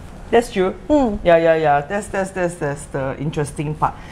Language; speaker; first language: English; non-native, local second language; Chinese